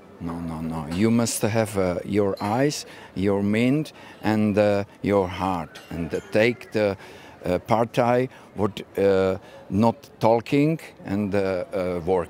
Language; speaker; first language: English; non-native, learner; Slovak